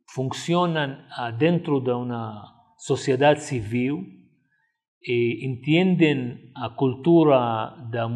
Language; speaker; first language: Portuguese; non-native, fluent; Arabic